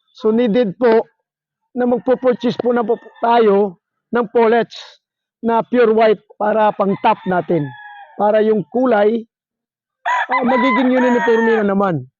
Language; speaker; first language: Filipino; non-native, local second language; Surigaonon